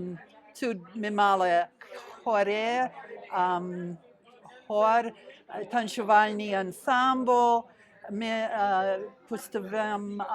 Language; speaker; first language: Ukrainian; early bilingual, heritage; Ukrainian